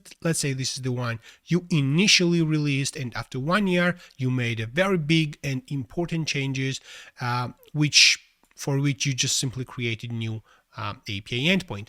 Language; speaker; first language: English; non-native, fluent; Georgian